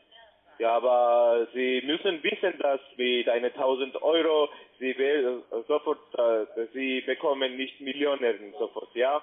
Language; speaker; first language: German; non-native, learner; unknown